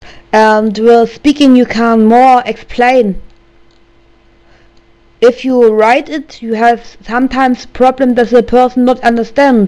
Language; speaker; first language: English; non-native, learner; German